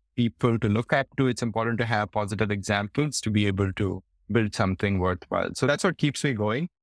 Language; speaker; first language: English; non-native, local second language; Hindi